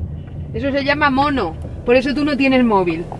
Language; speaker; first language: Spanish; native; Spanish